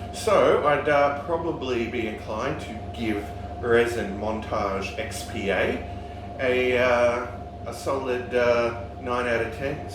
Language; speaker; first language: English; native; English